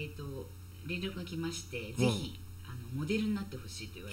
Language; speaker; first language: Japanese; native; Japanese